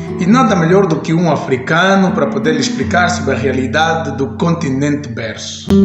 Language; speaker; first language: Portuguese; native; Portuguese